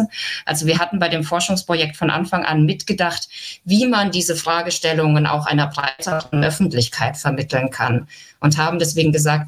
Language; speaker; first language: German; native; German